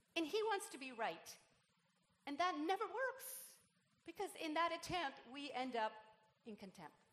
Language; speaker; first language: English; non-native, fluent; Spanish